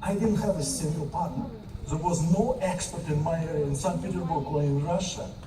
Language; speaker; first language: English; non-native, fluent; Russian